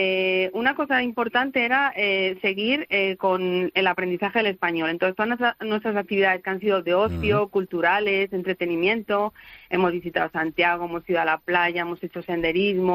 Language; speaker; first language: Spanish; native; Spanish